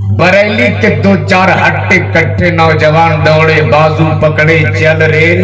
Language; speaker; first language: Hindi; native; Hindi